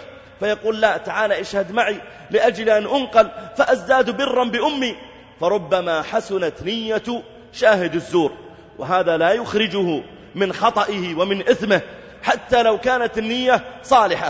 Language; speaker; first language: Arabic; native; Arabic